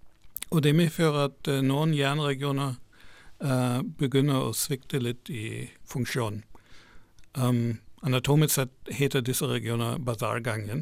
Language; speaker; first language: Norwegian; non-native, fluent; German